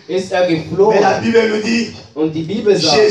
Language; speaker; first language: German; non-native, fluent; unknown